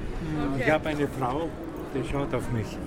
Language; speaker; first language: German; non-native, learner; Arabic